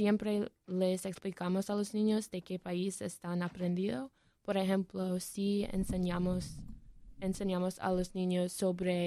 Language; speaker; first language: Spanish; non-native, learner; English